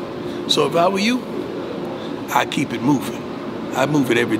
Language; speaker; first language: English; native; English